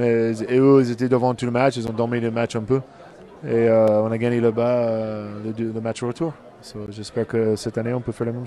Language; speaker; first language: French; non-native, fluent; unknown